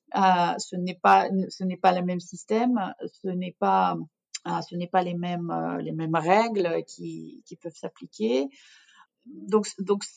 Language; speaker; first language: French; non-native, fluent; Russian